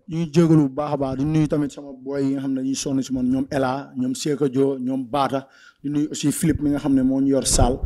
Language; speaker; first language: Wolof; non-native, local second language; Bambara